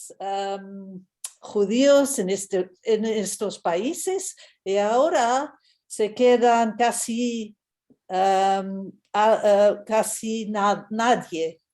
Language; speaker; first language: Spanish; non-native, fluent; English